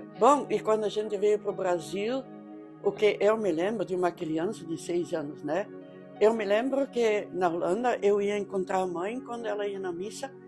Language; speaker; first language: Portuguese; early bilingual, other home language; Dutch